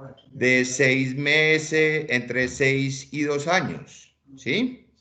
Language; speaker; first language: Spanish; native; Spanish